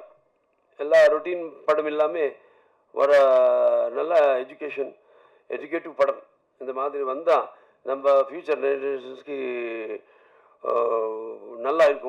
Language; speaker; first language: Tamil; non-native, learner; Telugu